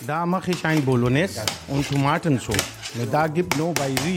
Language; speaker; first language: German; non-native, learner; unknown